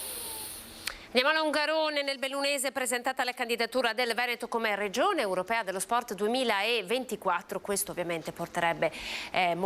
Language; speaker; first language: Italian; native; Italian